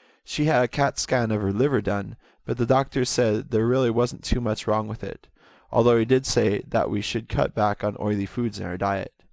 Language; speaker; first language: English; native; English